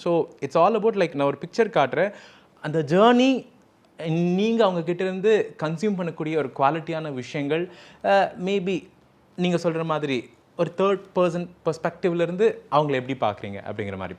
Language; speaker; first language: Tamil; native; Tamil